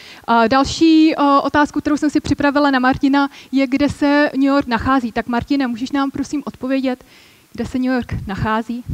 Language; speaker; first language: Czech; native; Czech